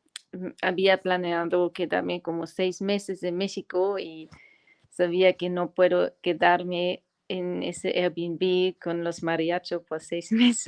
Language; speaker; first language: Spanish; non-native, fluent; German